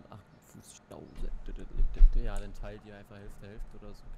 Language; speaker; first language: German; native; German